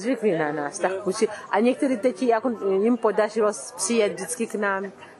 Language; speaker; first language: Czech; early bilingual, other home language; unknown